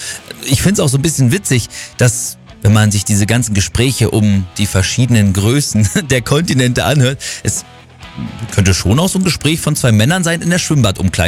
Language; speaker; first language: German; native; German